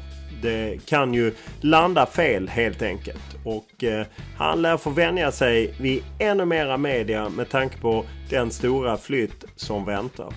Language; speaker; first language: Swedish; native; Swedish